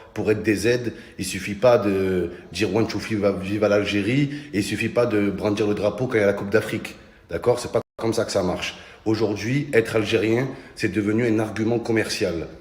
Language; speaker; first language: French; early bilingual, other home language; Arabic